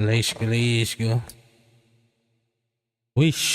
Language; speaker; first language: English; non-native, learner; Indonesian